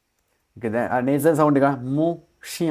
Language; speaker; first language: French; non-native, fluent; Sinhala